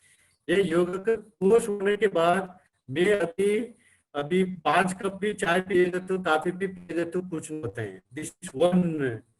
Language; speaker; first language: Hindi; non-native, local second language; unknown